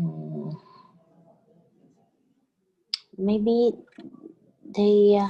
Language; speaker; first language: English; non-native, learner; Vietnamese